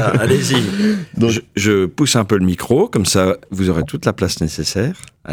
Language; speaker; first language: French; native; French